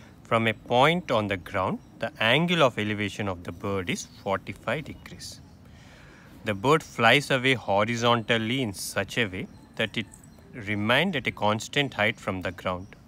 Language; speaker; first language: English; non-native, local second language; Tamil